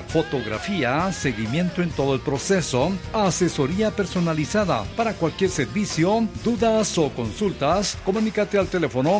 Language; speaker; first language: Spanish; native; Spanish